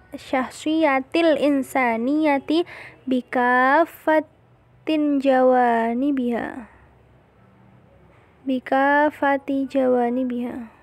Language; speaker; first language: Arabic; non-native, learner; Indonesian